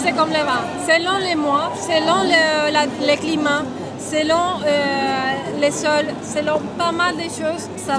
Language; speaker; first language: French; non-native, fluent; Spanish